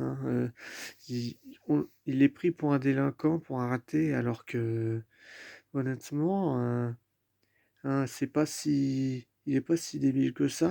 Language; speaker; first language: French; native; French